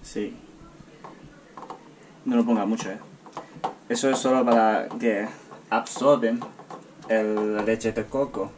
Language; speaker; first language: Spanish; non-native, learner; Chinese